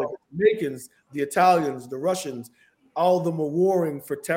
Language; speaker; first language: English; early bilingual, other home language; Haitian Creole